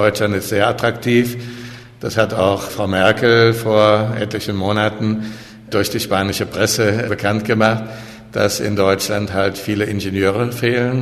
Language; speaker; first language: German; native; German